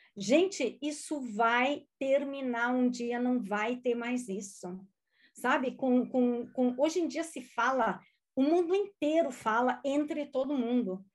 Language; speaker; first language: Portuguese; non-native, local second language; German